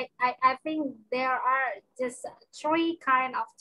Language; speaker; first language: English; non-native, fluent; Indonesian